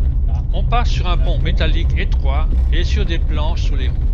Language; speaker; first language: French; native; French